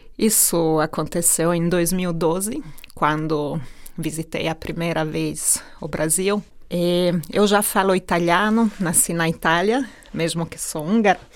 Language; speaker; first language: Portuguese; non-native, fluent; Hungarian